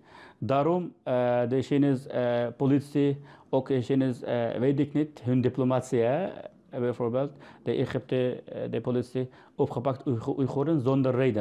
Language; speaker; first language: Dutch; non-native, learner; Uyghur